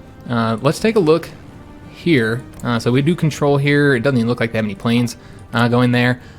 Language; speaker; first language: English; native; English